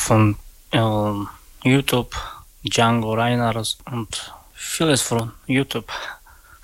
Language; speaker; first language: German; non-native, learner; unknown